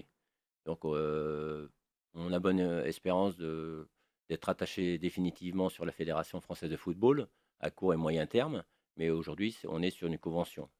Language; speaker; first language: French; native; French